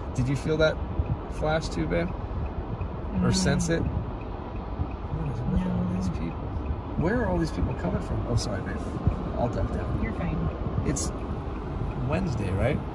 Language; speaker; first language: English; native; English